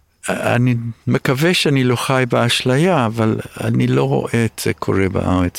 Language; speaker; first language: Hebrew; early bilingual, other home language; English